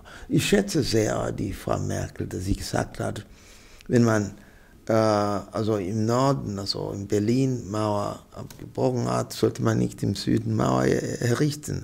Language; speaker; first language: German; non-native, fluent; Arabic